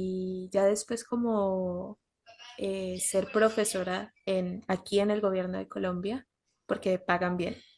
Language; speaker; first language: Spanish; non-native, learner; French